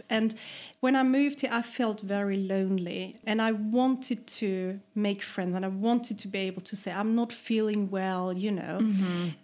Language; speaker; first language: English; non-native, fluent; German